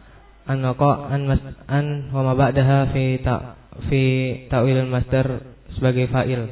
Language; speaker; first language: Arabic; non-native, learner; Indonesian